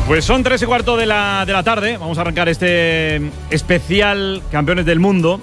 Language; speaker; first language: Spanish; native; Spanish